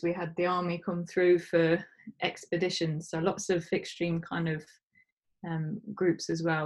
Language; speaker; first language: English; native; English